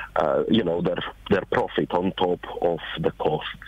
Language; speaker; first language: English; non-native, fluent; Romanian